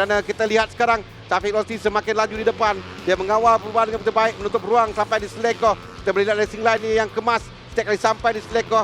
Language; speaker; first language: Malay; native; Malay